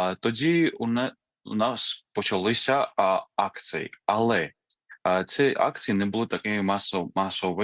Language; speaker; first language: Ukrainian; non-native, fluent; Georgian